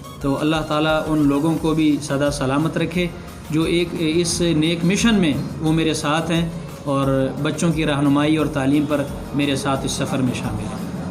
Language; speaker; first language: Urdu; non-native, local second language; Pashto